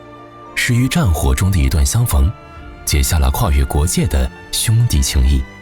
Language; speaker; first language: Chinese; native; Chinese